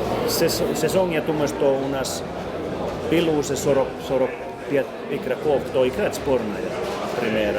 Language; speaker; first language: Russian; non-native, learner; Finnish